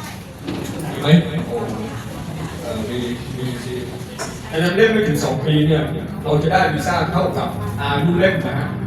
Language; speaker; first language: Thai; native; Thai